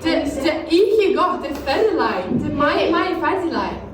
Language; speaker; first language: Danish; non-native, learner; Icelandic